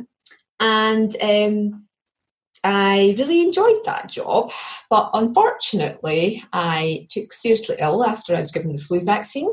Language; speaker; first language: English; native; English